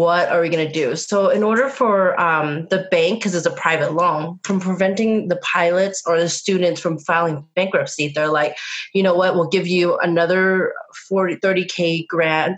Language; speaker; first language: English; native; English